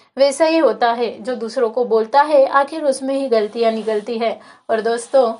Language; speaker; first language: Hindi; native; Hindi